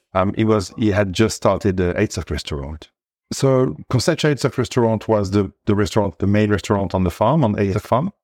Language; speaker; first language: English; non-native, fluent; French